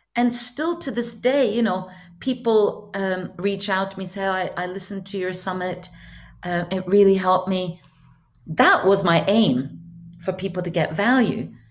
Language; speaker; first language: English; non-native, fluent; Norwegian